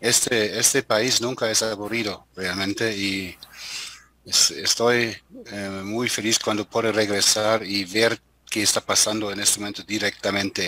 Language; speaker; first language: Spanish; non-native, fluent; German